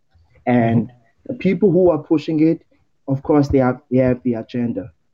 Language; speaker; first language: English; non-native, local second language; Xhosa